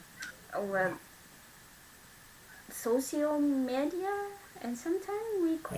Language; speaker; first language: English; non-native, learner; Vietnamese